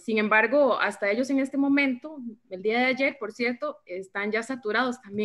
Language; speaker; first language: Spanish; native; Spanish